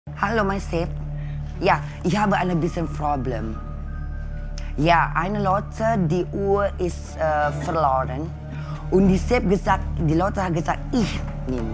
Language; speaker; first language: German; non-native, learner; Indonesian